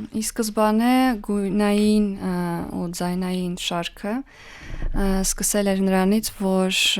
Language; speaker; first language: Armenian; early bilingual, heritage; Armenian